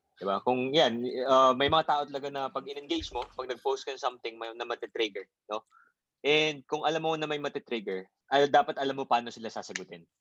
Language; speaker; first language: Filipino; non-native, local second language; Bikol